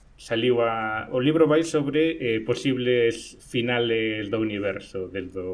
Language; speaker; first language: Galician; non-native, local second language; Spanish